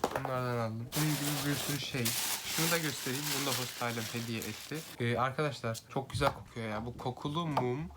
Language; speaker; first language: Turkish; native; Turkish